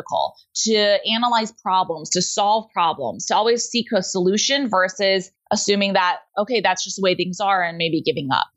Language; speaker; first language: English; native; English